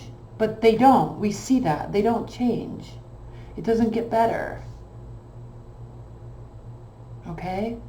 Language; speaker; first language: English; native; English